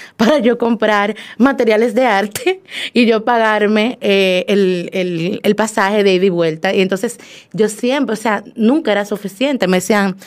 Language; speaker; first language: Spanish; native; Spanish